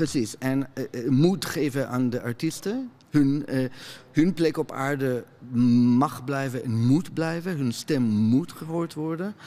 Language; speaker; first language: Dutch; non-native, fluent; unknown